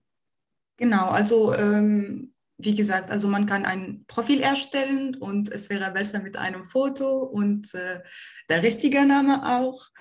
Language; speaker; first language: German; non-native, fluent; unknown